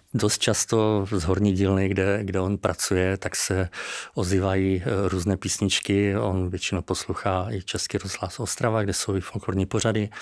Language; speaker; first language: Czech; native; Czech